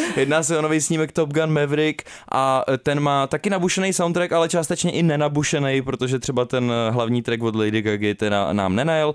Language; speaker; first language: Czech; native; Czech